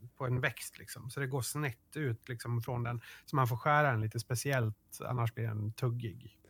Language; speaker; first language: Swedish; native; Swedish